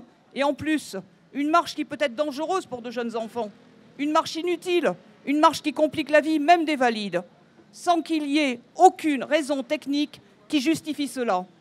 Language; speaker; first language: French; native; French